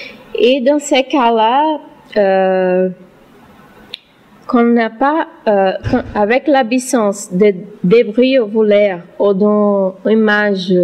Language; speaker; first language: French; non-native, learner; Portuguese